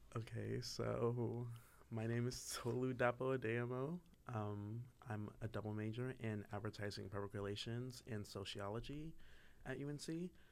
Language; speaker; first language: English; native; English